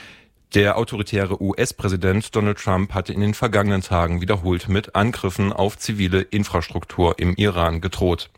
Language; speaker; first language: German; native; German